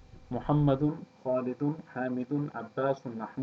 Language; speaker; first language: Arabic; non-native, fluent; English